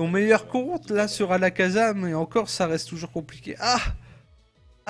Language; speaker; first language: French; native; French